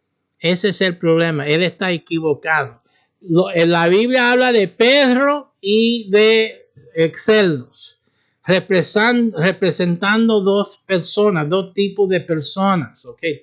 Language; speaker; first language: Spanish; early bilingual, heritage; Spanish